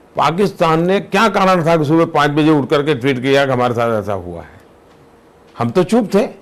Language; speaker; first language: Hindi; non-native, local second language; Gujarati